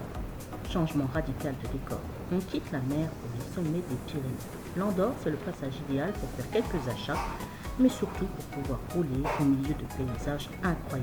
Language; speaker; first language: French; native; French